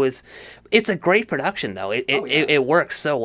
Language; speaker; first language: English; native; English